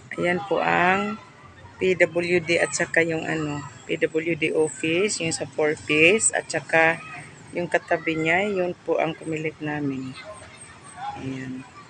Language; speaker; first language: Filipino; non-native, local second language; Cebuano